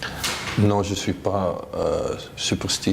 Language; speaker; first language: French; non-native, local second language; Dutch